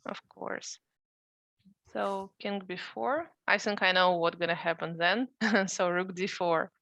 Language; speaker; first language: English; non-native, fluent; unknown